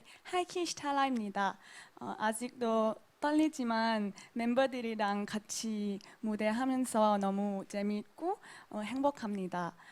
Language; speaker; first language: Korean; non-native, local second language; Thai